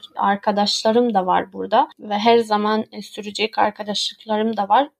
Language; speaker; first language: Turkish; early bilingual, heritage; Turkish